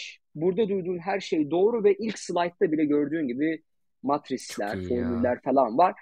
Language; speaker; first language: Turkish; native; Turkish